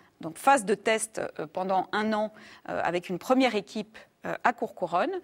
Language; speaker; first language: French; native; French